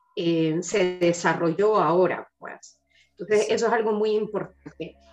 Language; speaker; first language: Spanish; native; Spanish